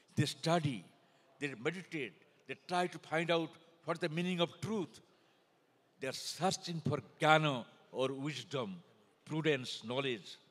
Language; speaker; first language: English; non-native, local second language; Odia